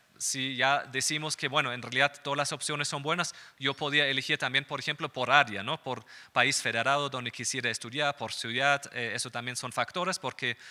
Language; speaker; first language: Spanish; non-native, fluent; German